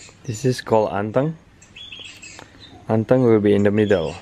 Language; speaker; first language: English; non-native, learner; Balinese